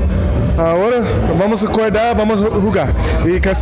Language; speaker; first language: Spanish; non-native, learner; Portuguese